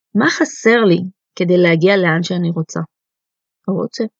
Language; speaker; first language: Hebrew; early bilingual, other home language; Russian